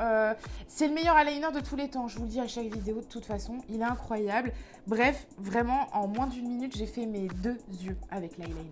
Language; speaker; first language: French; native; French